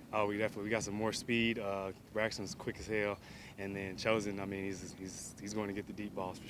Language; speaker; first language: English; native; English